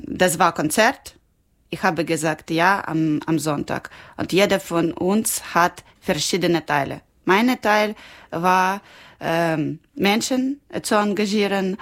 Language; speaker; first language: German; non-native, learner; Ukrainian